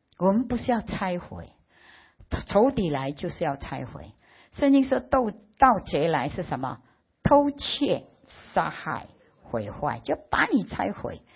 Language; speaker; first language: Chinese; early bilingual, heritage; Chinese